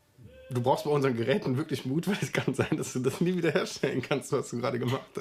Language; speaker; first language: German; native; German